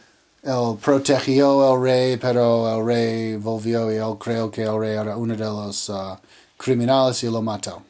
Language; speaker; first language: Spanish; non-native, learner; English